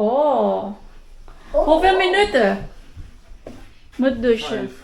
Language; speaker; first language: Dutch; non-native, learner; Filipino